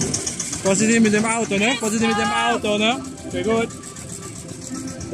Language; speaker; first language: German; non-native, learner; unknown